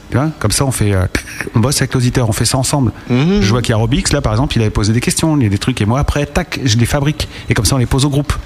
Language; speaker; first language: French; native; French